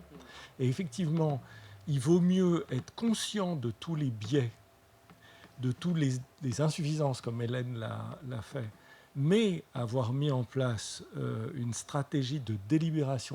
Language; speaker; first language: French; native; French